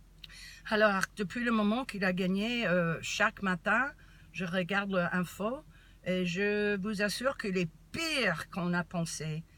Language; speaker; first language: French; non-native, learner; English